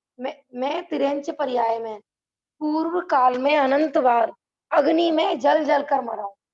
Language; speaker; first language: Hindi; native; Hindi